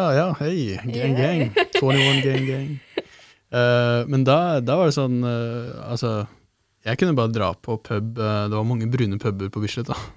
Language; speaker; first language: Norwegian; native; Norwegian